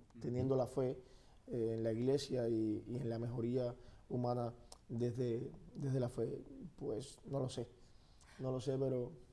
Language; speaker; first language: Spanish; native; Spanish